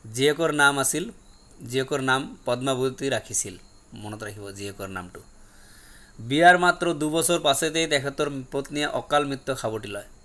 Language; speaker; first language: Assamese; non-native, local second language; Bangla